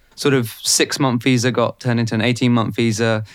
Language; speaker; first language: English; non-native, fluent; Bulgarian